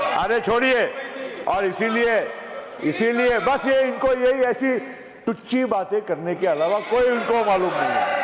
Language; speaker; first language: Hindi; non-native, local second language; Gujarati